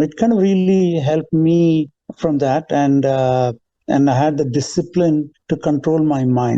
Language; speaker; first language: English; non-native, local second language; Telugu